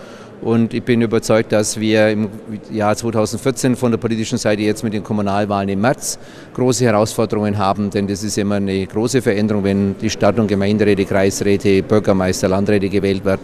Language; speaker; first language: German; native; German